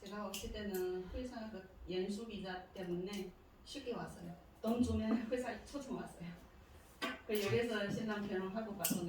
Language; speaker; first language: Korean; non-native, learner; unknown